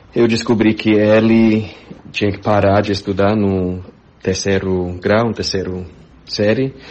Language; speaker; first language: Portuguese; non-native, fluent; English